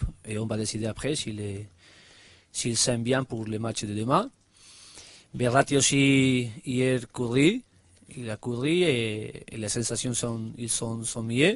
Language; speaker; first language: French; non-native, learner; Spanish